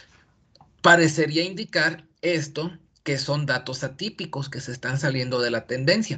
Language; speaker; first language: Spanish; native; Spanish